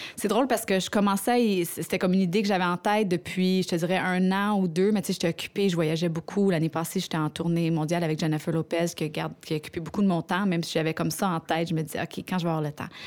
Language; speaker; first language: French; native; French